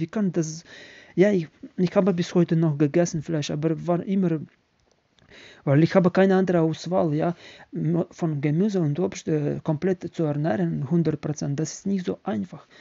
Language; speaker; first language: German; non-native, learner; Ukrainian